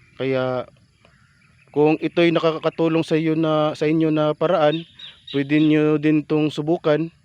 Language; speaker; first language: Filipino; non-native, local second language; Cebuano